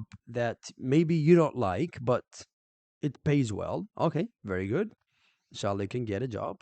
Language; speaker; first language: English; non-native, fluent; Arabic